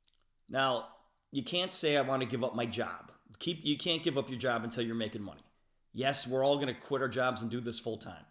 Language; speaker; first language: English; native; English